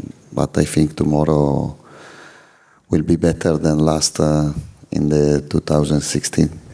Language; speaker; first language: English; non-native, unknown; Italian